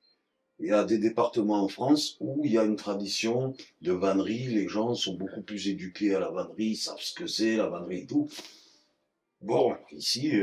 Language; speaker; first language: French; native; French